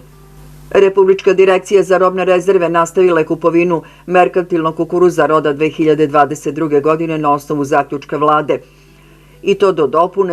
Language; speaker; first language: Serbian; native; Serbian